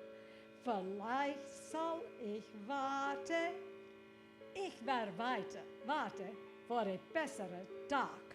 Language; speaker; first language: German; early bilingual, heritage; English